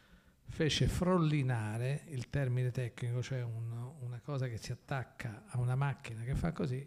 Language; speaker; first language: Italian; native; Italian